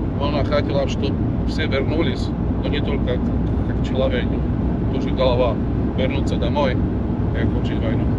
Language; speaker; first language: Russian; non-native, learner; Slovak